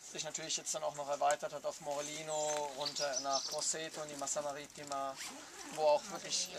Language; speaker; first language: German; native; German